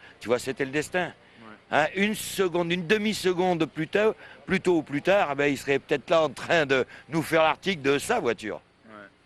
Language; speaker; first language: French; native; French